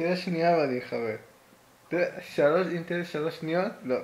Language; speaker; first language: Hebrew; native; Hebrew